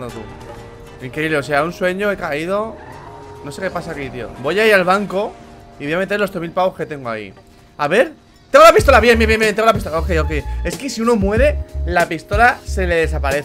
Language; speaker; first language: Spanish; native; Spanish